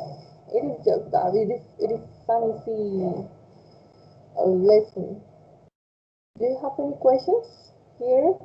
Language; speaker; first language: English; non-native, fluent; Spanish